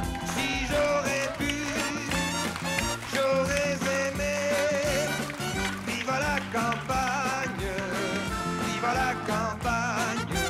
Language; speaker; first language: French; native; French